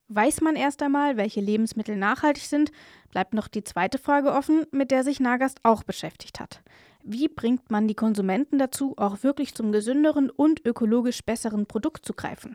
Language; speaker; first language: German; native; German